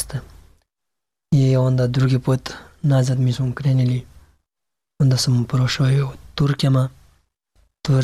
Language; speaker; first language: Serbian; non-native, learner; Pashto